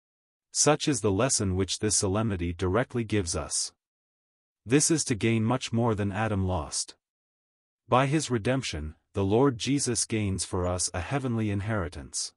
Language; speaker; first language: English; native; English